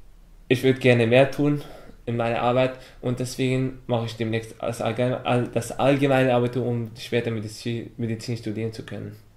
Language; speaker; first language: German; non-native, local second language; Arabic